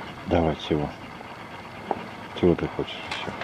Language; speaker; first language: Russian; native; Russian